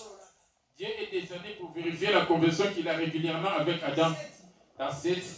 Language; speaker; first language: French; non-native, local second language; Lingala